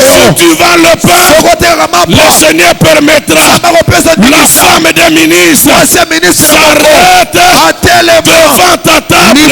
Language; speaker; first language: French; non-native, local second language; Lingala